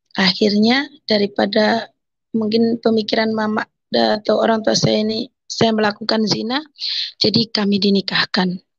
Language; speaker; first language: Indonesian; non-native, local second language; Madurese